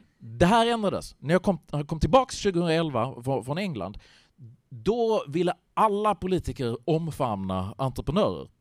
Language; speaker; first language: Swedish; native; Swedish